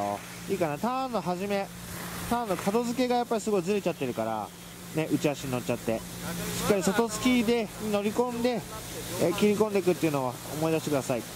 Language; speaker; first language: Japanese; native; Japanese